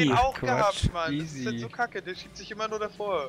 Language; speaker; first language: German; native; German